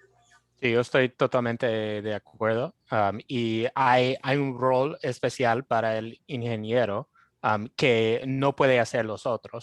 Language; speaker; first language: Spanish; non-native, fluent; English